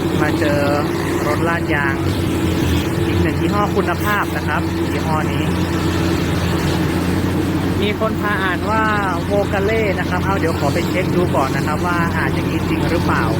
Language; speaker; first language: Thai; native; Thai